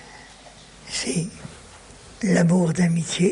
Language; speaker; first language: French; native; French